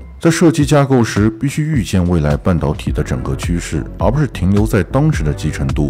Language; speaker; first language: Chinese; native; Chinese